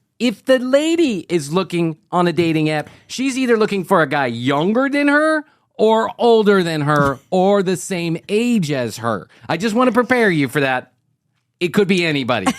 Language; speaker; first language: English; native; English